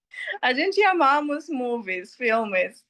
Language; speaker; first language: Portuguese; non-native, learner; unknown